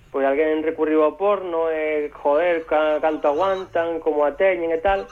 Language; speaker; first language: Galician; native; Galician